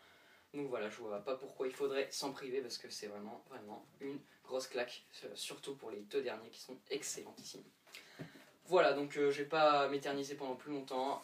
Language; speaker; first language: French; native; French